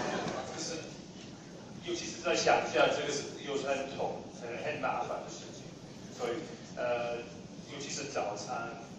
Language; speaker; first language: Chinese; non-native, fluent; English